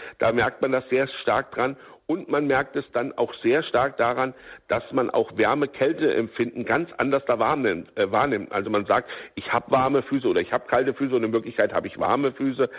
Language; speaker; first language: German; native; German